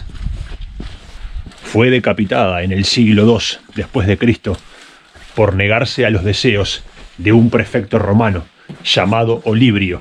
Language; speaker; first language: Spanish; native; Spanish